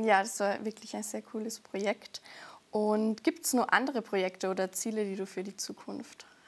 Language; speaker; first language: German; native; German